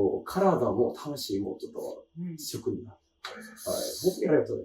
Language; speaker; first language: Japanese; non-native, learner; English